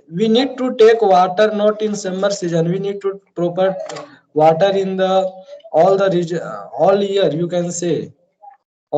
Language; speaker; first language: English; non-native, learner; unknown